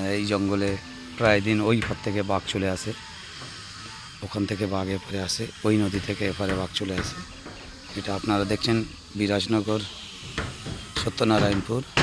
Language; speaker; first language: Bangla; native; Bangla